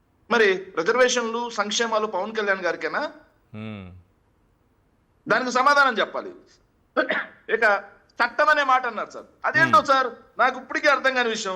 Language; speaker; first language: Telugu; native; Telugu